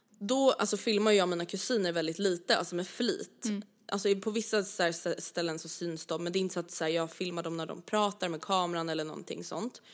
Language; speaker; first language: Swedish; native; Swedish